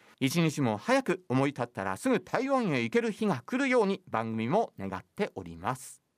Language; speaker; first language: Japanese; native; Japanese